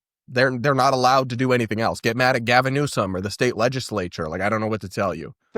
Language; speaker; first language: English; native; English